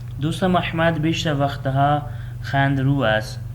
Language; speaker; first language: Persian; non-native, fluent; Urdu